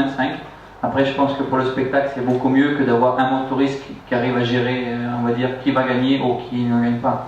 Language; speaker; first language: French; native; French